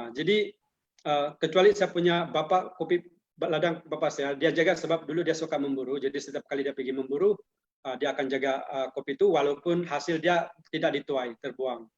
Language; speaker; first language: Malay; non-native, local second language; Central Dusun